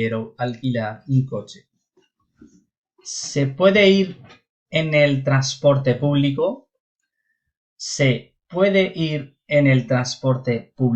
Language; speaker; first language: Spanish; non-native, fluent; Urdu